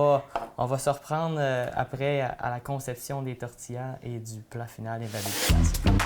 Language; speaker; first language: French; native; French